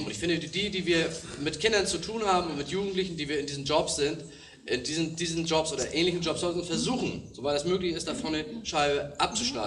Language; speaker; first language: German; native; German